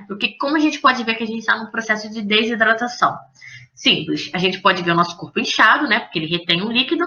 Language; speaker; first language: Portuguese; native; Portuguese